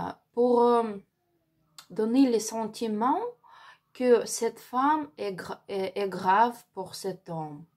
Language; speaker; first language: French; non-native, learner; Ukrainian